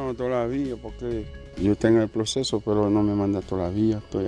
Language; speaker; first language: Spanish; non-native, learner; Haitian Creole